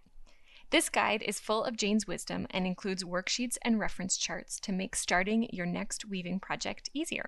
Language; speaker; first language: English; native; English